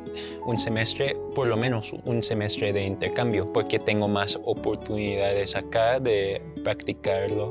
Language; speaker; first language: Spanish; non-native, fluent; English